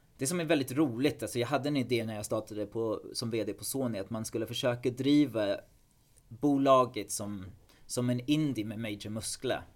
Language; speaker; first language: Swedish; non-native, fluent; English